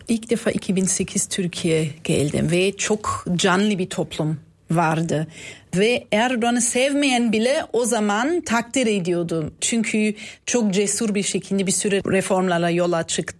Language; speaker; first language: Turkish; non-native, fluent; German